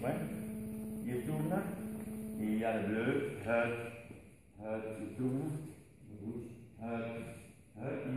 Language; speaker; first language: French; non-native, learner; Dutch